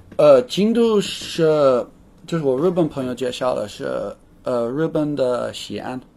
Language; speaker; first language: Chinese; non-native, fluent; English